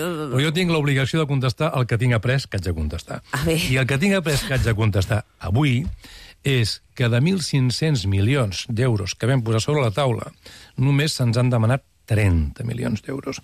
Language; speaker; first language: Catalan; native; Catalan